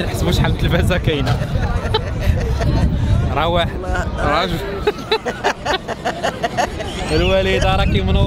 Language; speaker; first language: Arabic; native; Arabic